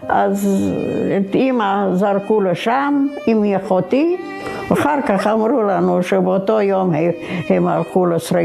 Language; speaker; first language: Hebrew; non-native, fluent; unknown